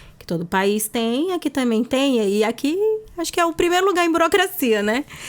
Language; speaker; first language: Portuguese; native; Portuguese